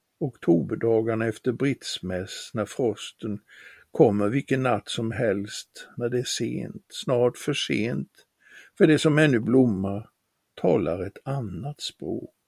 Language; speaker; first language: Swedish; native; Swedish